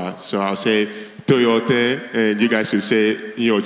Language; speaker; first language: English; non-native, local second language; Ga